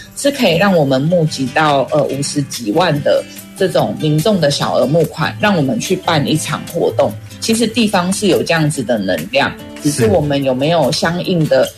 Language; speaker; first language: Chinese; non-native, local second language; Min Nan Chinese